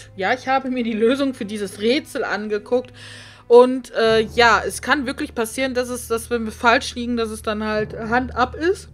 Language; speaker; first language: German; native; German